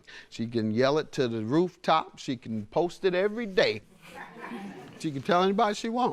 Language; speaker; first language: English; native; English